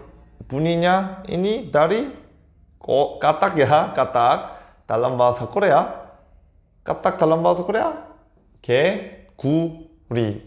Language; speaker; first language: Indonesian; non-native, fluent; Korean